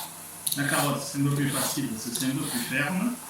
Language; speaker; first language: French; native; French